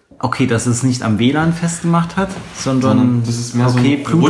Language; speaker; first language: German; native; German